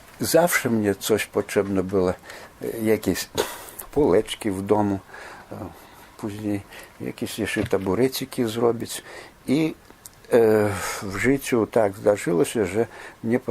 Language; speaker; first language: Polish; non-native, fluent; Belarusian